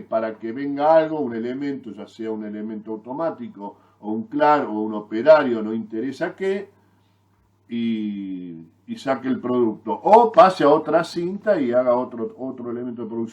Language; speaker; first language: Spanish; native; Spanish